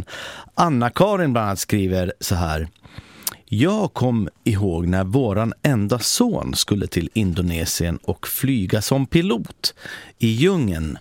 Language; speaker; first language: Swedish; native; Swedish